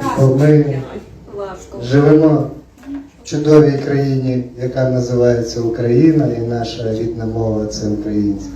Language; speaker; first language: Ukrainian; non-native, local second language; Russian